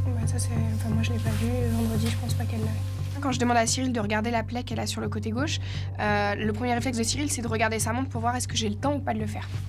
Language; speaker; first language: French; native; French